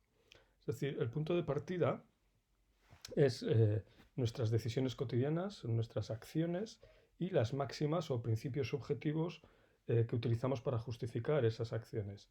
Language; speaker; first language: Spanish; native; Spanish